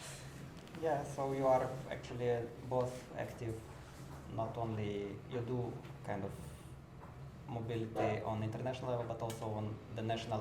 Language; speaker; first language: English; non-native, fluent; Romanian